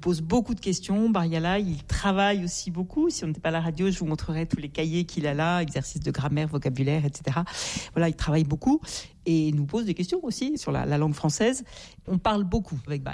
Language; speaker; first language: French; native; French